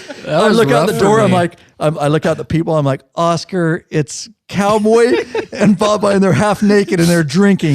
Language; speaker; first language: English; native; English